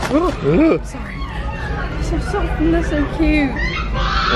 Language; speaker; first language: English; native; English